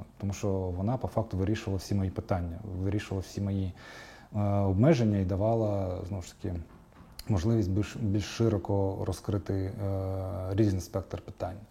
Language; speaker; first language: Ukrainian; non-native, local second language; Crimean Tatar